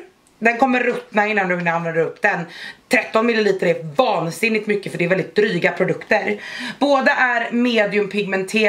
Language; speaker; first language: Swedish; native; Swedish